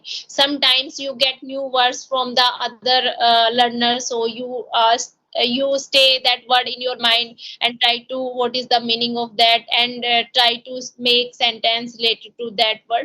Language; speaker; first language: English; non-native, local second language; Hindi